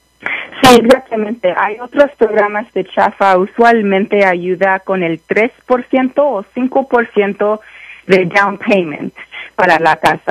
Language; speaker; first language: Spanish; early bilingual, heritage; Spanish